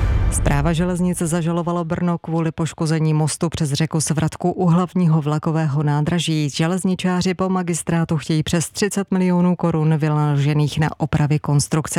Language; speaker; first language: Czech; native; Czech